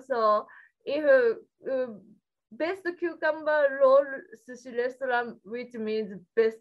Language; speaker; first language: English; non-native, learner; Japanese